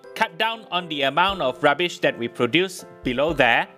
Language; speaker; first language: English; non-native, local second language; Chinese